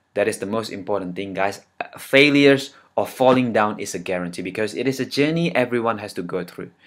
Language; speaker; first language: English; non-native, fluent; Indonesian